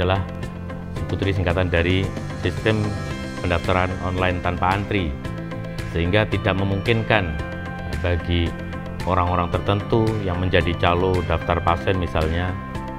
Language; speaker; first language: Indonesian; non-native, local second language; Javanese